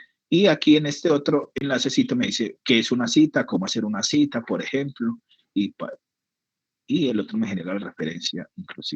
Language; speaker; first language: Spanish; native; Spanish